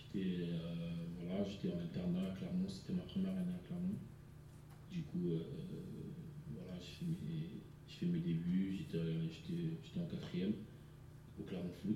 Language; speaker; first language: French; early bilingual, other home language; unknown